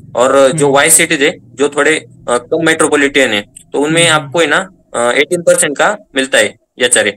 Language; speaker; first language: Hindi; non-native, local second language; Marathi